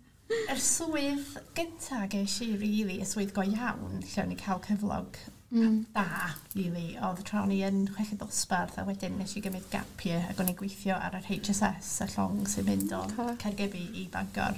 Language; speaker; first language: Welsh; non-native, local second language; English